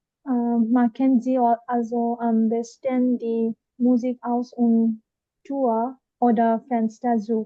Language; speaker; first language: German; non-native, learner; Bangla